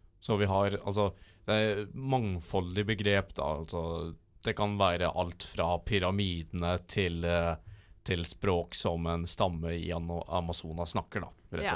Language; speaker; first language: Norwegian; native; Norwegian